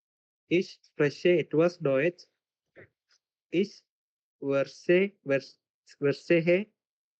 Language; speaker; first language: German; non-native, learner; Malayalam